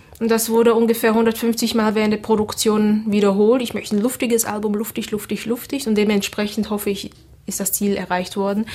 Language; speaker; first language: German; early bilingual, other home language; Seselwa Creole French